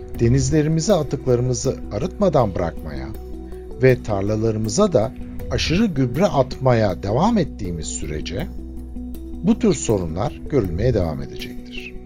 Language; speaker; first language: Turkish; native; Turkish